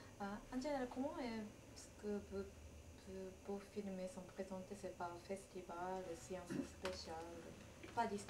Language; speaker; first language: French; non-native, learner; Japanese